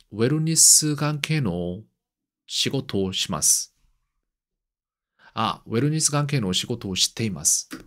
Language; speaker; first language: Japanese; non-native, learner; Korean